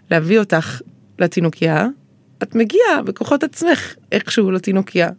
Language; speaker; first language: Hebrew; early bilingual, heritage; Hebrew